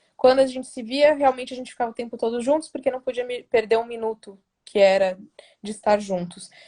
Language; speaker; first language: Portuguese; native; Portuguese